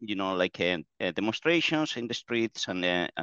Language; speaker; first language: English; non-native, fluent; Spanish